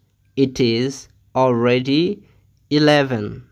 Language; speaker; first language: English; non-native, fluent; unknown